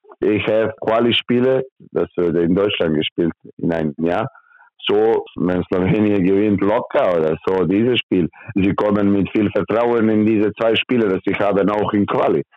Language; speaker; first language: German; non-native, learner; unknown